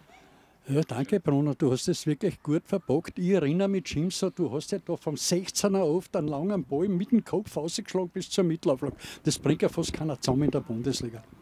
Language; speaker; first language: German; native; German